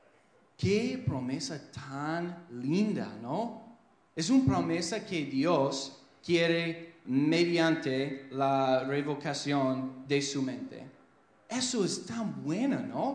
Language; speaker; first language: Spanish; non-native, fluent; English